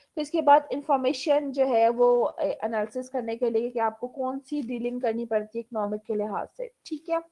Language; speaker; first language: Urdu; native; Urdu